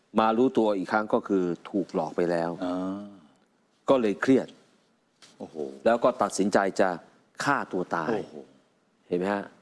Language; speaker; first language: Thai; native; Thai